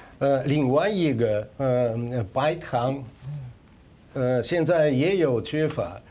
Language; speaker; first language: Chinese; non-native, fluent; Russian